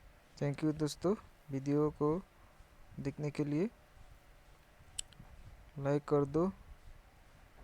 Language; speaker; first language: Hindi; non-native, local second language; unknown